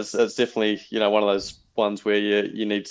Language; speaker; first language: English; native; English